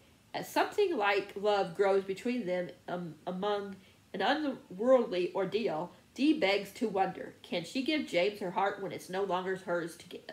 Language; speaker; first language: English; native; English